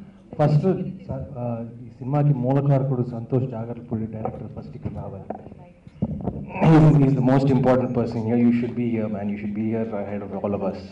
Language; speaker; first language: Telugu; native; Telugu